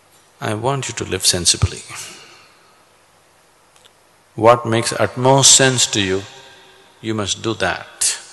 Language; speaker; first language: English; non-native, local second language; Kannada